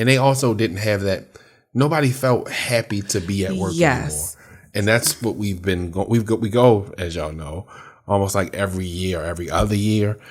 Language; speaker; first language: English; native; English